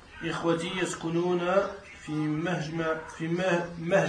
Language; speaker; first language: Arabic; non-native, learner; French